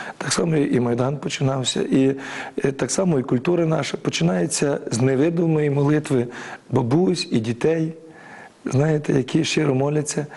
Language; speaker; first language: Ukrainian; native; Ukrainian